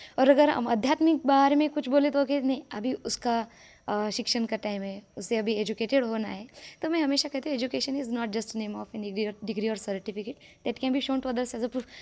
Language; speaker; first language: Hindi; non-native, local second language; Marathi